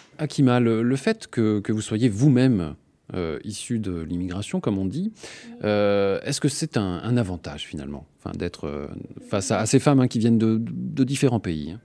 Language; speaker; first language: French; native; French